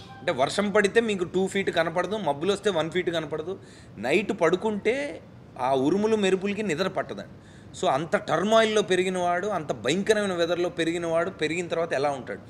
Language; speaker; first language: Telugu; native; Telugu